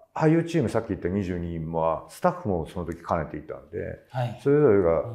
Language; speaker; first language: Japanese; native; Japanese